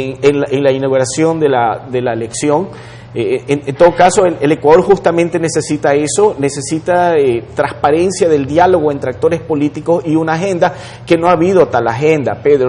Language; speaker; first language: Spanish; native; Spanish